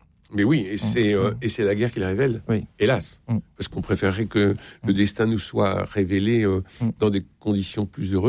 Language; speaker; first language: French; native; French